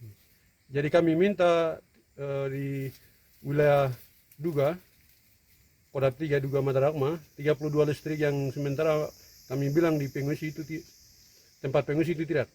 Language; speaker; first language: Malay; non-native, local second language; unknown